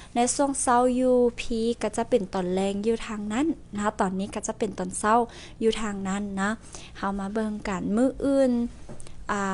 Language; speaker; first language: Lao; non-native, local second language; Hmong